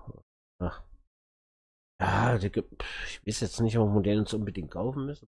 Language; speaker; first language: German; native; German